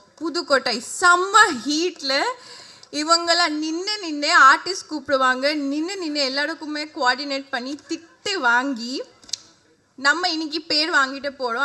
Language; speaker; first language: Tamil; non-native, fluent; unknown